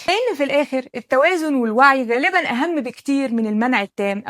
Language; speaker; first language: Arabic; native; Arabic